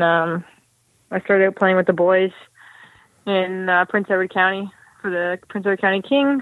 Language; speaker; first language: English; native; English